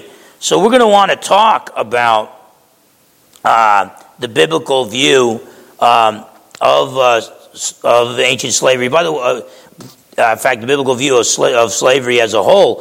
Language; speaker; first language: English; native; English